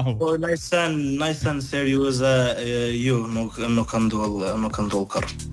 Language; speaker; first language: Albanian; early bilingual, heritage; Albanian